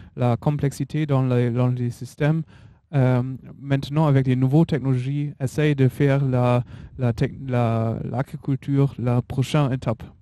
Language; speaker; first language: French; non-native, learner; German